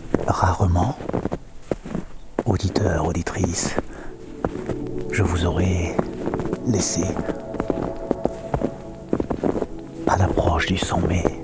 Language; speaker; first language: French; native; French